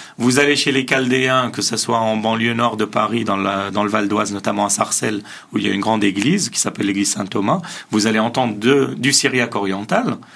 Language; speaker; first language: French; early bilingual, other home language; Assyrian Neo-Aramaic